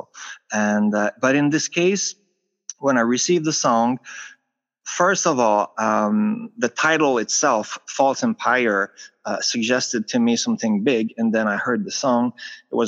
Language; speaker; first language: English; non-native, fluent; French